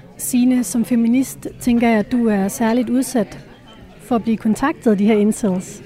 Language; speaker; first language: Danish; native; Danish